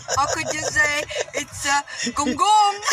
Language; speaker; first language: English; non-native, local second language; Filipino